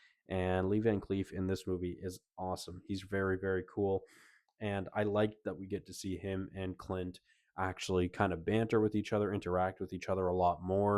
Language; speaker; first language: English; native; English